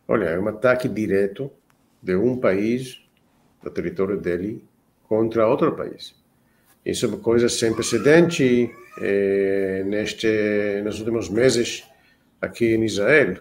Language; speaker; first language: Portuguese; non-native, fluent; Hebrew